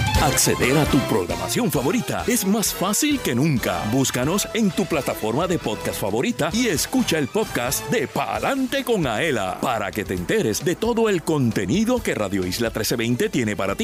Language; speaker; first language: Spanish; native; Spanish